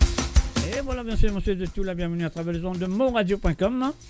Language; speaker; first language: French; non-native, local second language; Morisyen